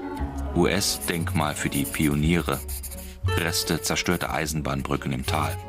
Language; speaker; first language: German; native; German